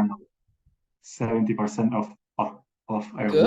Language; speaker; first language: English; non-native, learner; Spanish